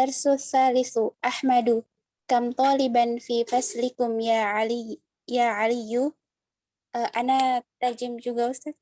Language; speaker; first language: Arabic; non-native, learner; Indonesian